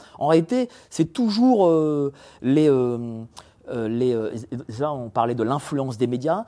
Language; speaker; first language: French; early bilingual, other home language; Polish